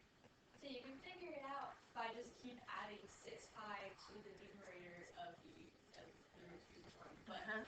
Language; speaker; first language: English; native; English